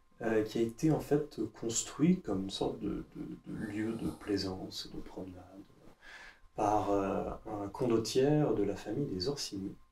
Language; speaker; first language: French; native; French